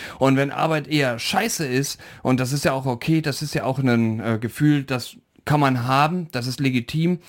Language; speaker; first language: German; native; German